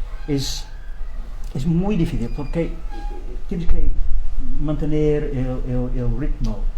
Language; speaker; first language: Spanish; non-native, learner; English